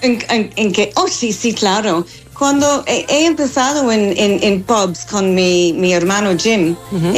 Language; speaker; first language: Spanish; non-native, fluent; English